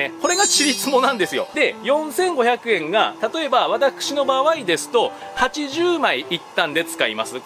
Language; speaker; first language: Japanese; native; Japanese